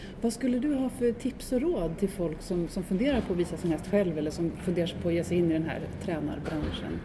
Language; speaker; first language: Swedish; native; Swedish